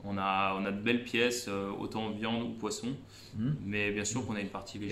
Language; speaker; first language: French; native; French